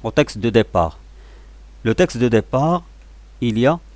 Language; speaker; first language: French; non-native, local second language; Arabic